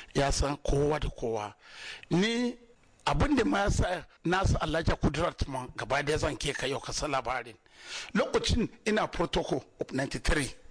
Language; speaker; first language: Hausa; non-native, local second language; Yoruba